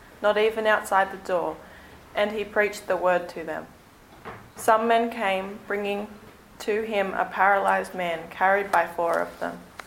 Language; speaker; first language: English; native; English